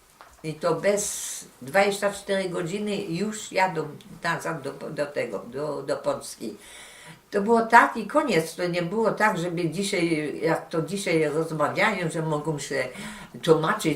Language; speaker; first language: Polish; early bilingual, heritage; Polish